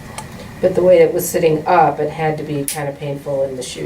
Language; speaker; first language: English; native; English